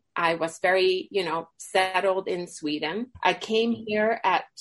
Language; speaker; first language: English; early bilingual, other home language; Swedish